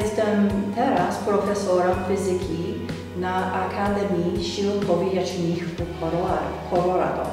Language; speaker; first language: Polish; non-native, learner; English